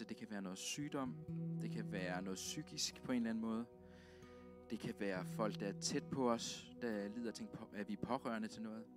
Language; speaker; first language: Danish; native; Danish